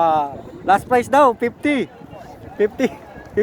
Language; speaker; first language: English; non-native, learner; Filipino